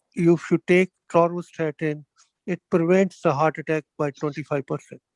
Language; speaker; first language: English; non-native, local second language; Punjabi